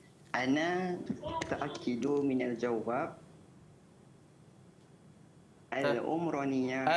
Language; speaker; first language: Arabic; non-native, learner; Malay